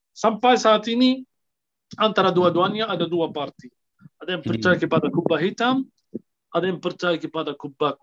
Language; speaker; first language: Indonesian; non-native, fluent; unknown